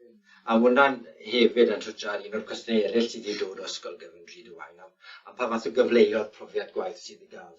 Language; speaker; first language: Welsh; native; Welsh